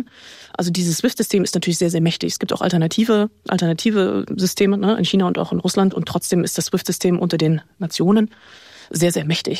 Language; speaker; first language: German; native; German